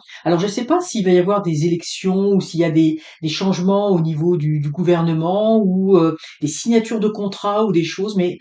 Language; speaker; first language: French; native; French